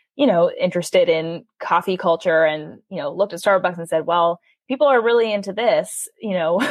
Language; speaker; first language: English; native; English